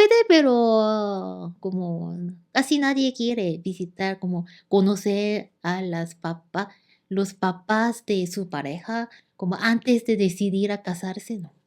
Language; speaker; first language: Spanish; non-native, learner; Korean